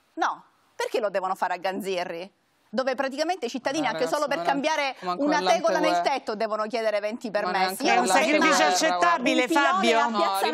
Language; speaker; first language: Italian; native; Italian